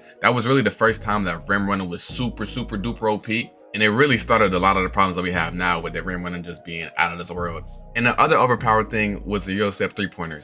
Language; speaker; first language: English; native; English